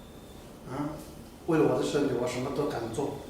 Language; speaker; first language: Chinese; non-native, fluent; Tibetan